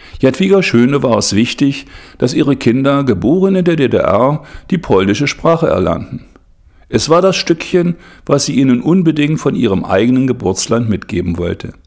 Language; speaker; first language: German; native; German